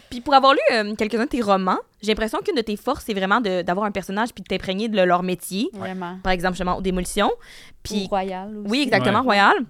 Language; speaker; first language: French; native; French